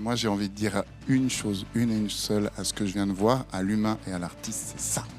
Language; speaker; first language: French; native; French